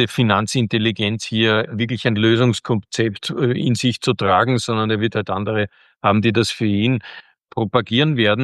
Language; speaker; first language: German; native; German